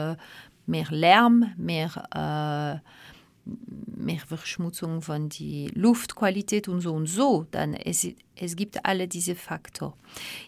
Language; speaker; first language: German; non-native, fluent; French